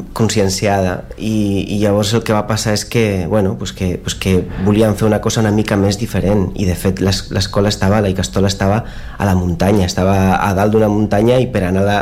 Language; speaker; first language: Catalan; non-native, local second language; Spanish